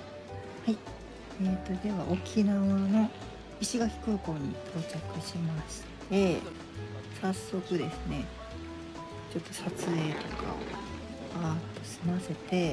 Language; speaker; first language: Japanese; native; Japanese